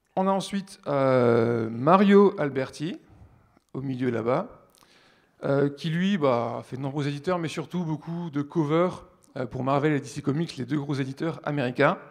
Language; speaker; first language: French; native; French